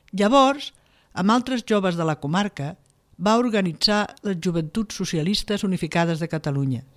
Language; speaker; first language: Catalan; native; Catalan